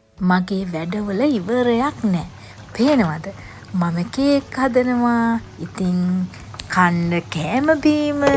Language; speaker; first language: Sinhala; native; Sinhala